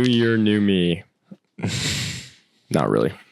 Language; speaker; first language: English; native; English